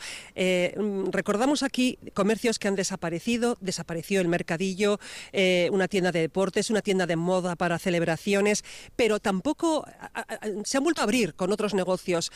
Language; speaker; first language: Spanish; native; Spanish